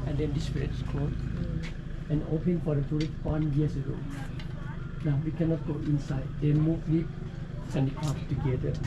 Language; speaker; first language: English; non-native, learner; Thai